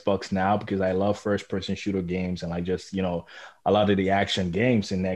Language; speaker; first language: English; non-native, local second language; Igbo